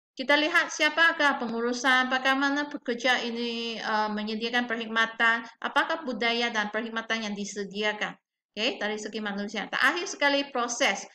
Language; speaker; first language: Malay; non-native, local second language; Chinese